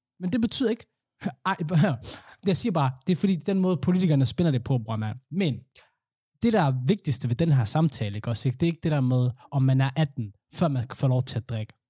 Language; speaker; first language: Danish; early bilingual, other home language; Somali